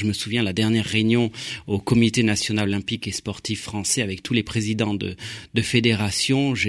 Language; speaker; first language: French; native; French